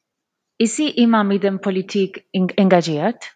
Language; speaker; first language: German; non-native, learner; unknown